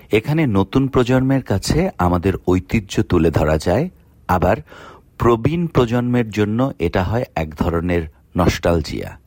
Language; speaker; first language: Bangla; native; Bangla